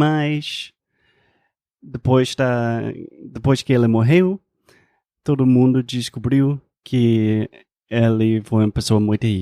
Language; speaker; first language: Portuguese; non-native, fluent; English